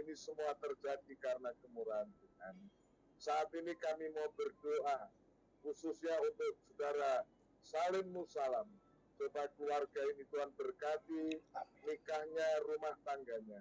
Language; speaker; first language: Indonesian; native; Indonesian